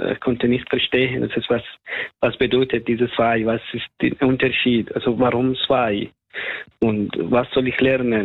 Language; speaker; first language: German; non-native, fluent; Persian